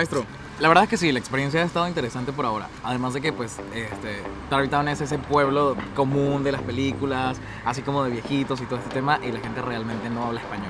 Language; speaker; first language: Spanish; native; Spanish